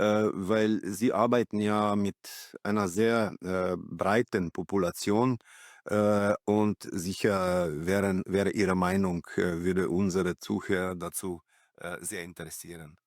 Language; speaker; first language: German; non-native, fluent; Slovenian